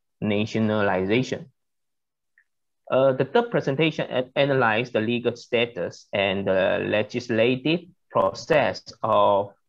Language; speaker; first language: English; non-native, learner; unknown